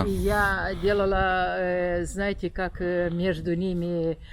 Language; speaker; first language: Russian; non-native, local second language; Romanian